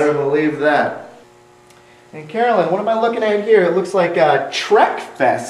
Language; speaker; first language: English; native; English